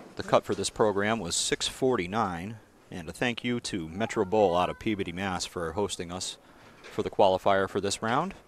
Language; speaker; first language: English; native; English